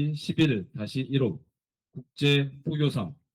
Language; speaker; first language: Korean; native; Korean